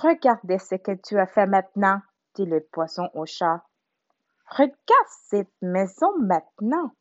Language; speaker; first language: French; non-native, learner; Spanish